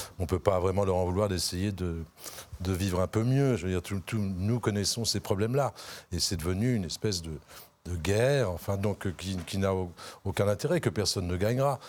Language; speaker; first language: French; native; French